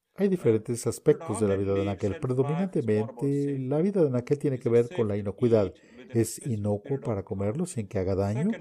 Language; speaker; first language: Spanish; non-native, fluent; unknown